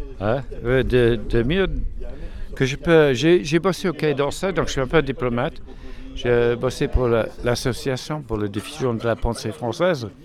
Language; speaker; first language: French; non-native, fluent; English